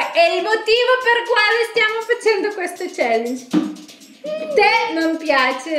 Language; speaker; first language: Italian; non-native, fluent; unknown